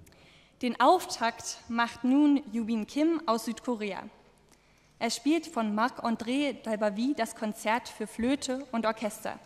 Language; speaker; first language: German; native; German